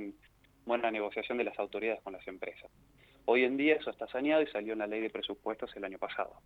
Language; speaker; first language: Spanish; native; Spanish